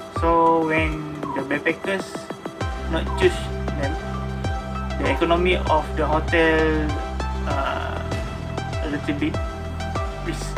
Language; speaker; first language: English; non-native, learner; Malay